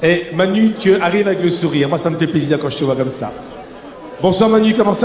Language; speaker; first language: French; native; French